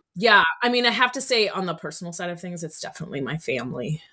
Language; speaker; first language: English; native; English